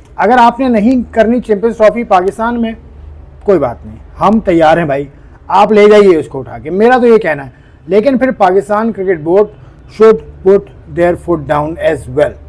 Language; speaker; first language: Urdu; native; Urdu